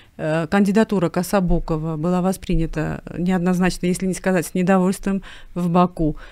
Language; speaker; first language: Russian; non-native, local second language; Armenian